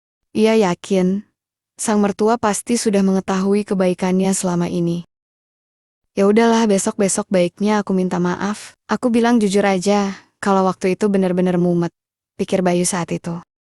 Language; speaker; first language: Indonesian; native; Indonesian